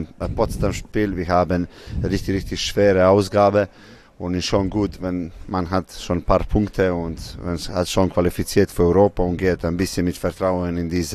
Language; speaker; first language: German; non-native, fluent; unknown